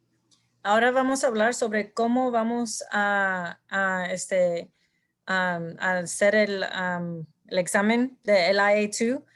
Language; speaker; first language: Spanish; early bilingual, heritage; Spanish